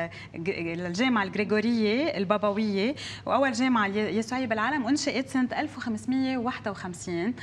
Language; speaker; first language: Arabic; native; Arabic